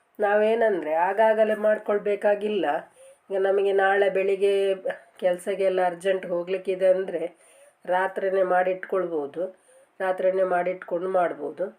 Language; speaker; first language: Kannada; non-native, local second language; Tulu